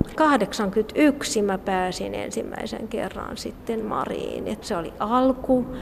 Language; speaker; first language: Finnish; non-native, fluent; Hungarian